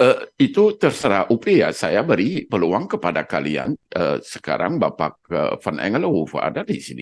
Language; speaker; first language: Indonesian; non-native, fluent; Dutch